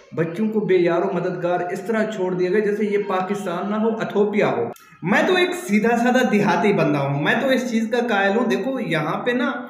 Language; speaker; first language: Urdu; non-native, local second language; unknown